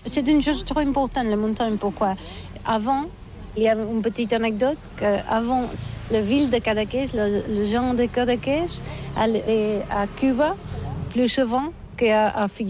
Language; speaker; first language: French; non-native, learner; Catalan